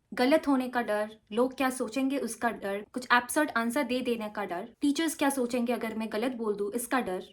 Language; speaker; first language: Hindi; non-native, local second language; Bangla